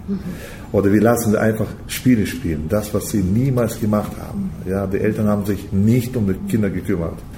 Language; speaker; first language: German; early bilingual, heritage; German